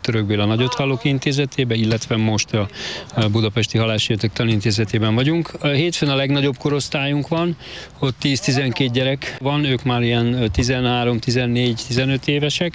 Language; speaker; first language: Hungarian; native; Hungarian